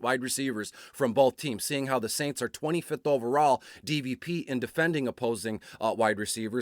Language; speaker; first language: English; native; English